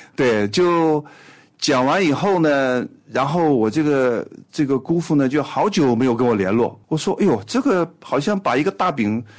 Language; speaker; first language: Chinese; native; Chinese